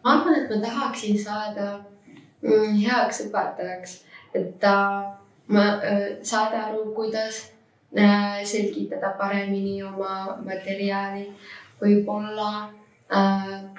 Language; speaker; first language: Estonian; non-native, local second language; Russian